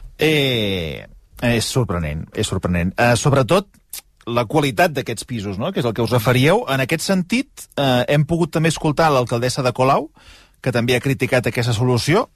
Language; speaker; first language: Catalan; native; Catalan